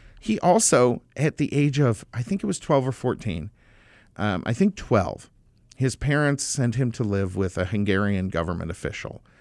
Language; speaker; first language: English; native; English